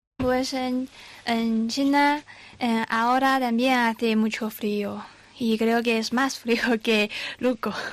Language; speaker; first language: Spanish; non-native, learner; Chinese